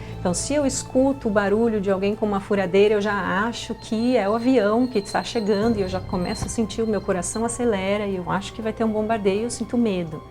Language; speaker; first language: Portuguese; native; Portuguese